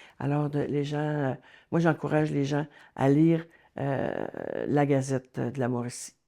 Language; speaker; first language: French; native; French